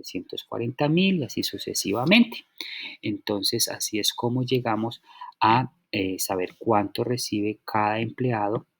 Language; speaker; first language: Spanish; native; Spanish